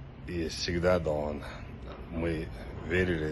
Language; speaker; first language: Russian; non-native, local second language; Chechen